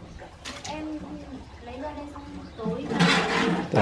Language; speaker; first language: Vietnamese; non-native, local second language; Hmong